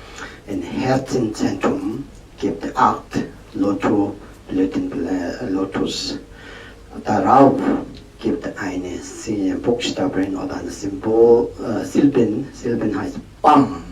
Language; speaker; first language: German; non-native, learner; Tibetan